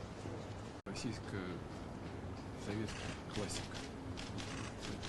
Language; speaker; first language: Russian; native; Russian